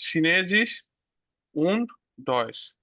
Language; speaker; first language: German; non-native, learner; Bangla